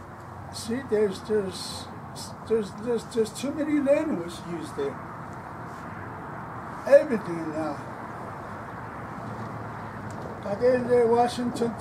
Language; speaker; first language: English; non-native, local second language; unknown